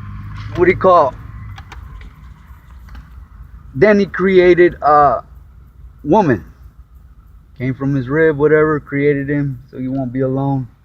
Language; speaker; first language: English; native; English